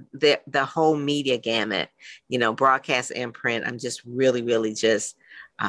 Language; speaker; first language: English; native; English